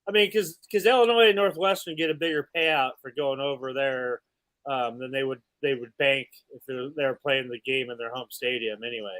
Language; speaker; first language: English; native; English